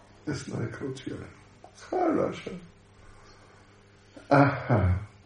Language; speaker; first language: Russian; non-native, learner; English